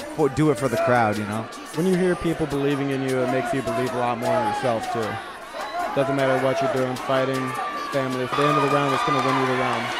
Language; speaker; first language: English; native; English